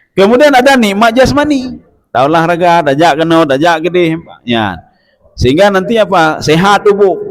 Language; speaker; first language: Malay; non-native, local second language; Achinese